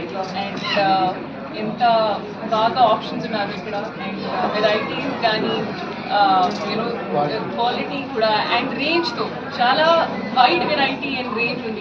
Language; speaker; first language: Telugu; non-native, learner; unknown